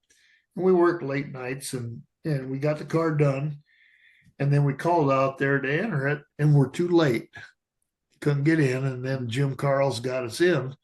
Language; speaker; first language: English; native; English